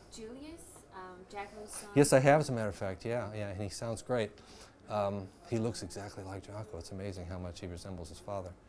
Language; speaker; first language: English; native; English